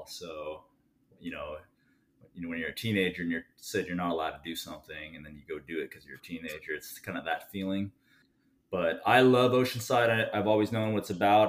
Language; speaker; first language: English; native; English